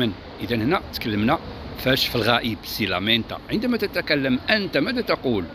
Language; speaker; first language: Arabic; native; Arabic